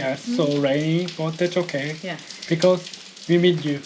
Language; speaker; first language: English; non-native, learner; Korean